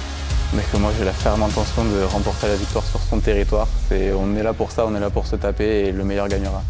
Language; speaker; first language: French; native; French